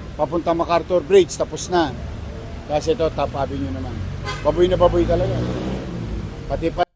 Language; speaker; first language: Filipino; native; Filipino